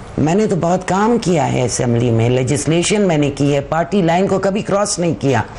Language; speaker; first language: Urdu; non-native, local second language; Pashto